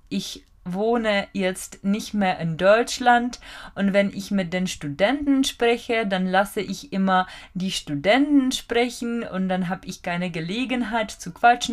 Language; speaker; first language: German; non-native, fluent; Czech